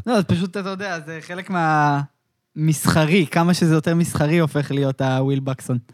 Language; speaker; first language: Hebrew; native; Hebrew